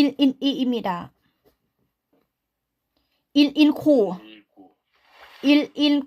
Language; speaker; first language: Korean; non-native, learner; Thai